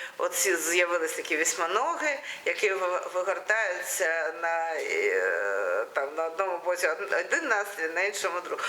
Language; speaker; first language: Ukrainian; non-native, local second language; Russian